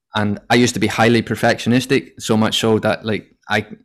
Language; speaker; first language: English; native; English